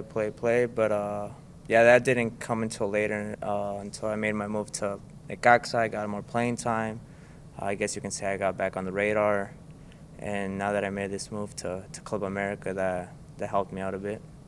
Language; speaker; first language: English; early bilingual, other home language; Spanish